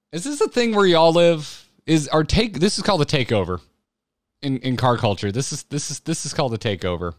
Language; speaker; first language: English; native; English